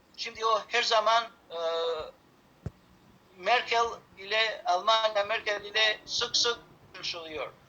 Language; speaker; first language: Turkish; non-native, learner; Albanian